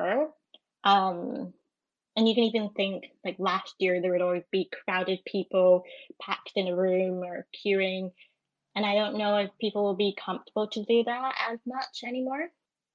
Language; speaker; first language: English; native; English